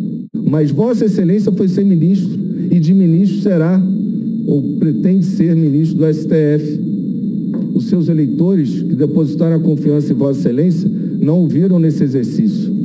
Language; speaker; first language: Portuguese; native; Portuguese